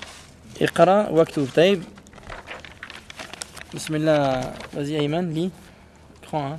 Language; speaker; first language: Arabic; non-native, fluent; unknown